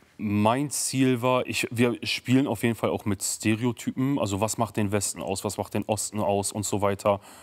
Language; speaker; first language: German; early bilingual, other home language; Kurdish